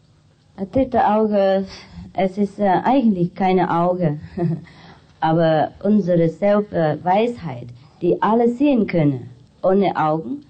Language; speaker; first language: German; non-native, fluent; Vietnamese